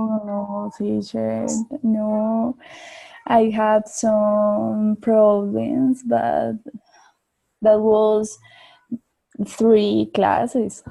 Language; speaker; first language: English; non-native, learner; Spanish